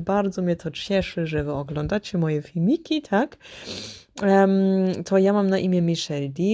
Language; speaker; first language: Polish; early bilingual, heritage; Polish